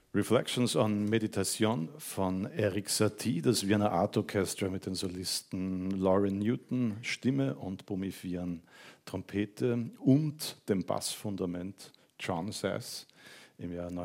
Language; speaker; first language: German; native; German